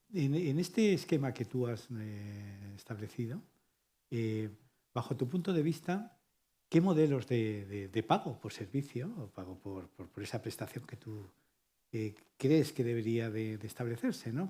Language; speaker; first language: Spanish; native; Spanish